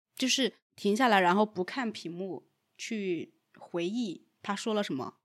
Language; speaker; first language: Chinese; native; Chinese